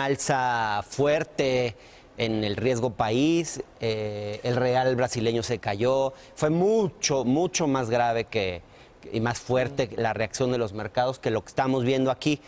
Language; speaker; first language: Spanish; native; Spanish